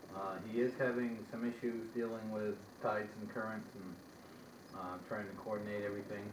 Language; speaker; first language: English; native; English